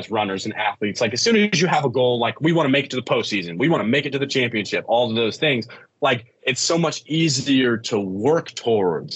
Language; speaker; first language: English; native; English